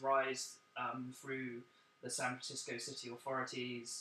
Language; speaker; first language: English; native; English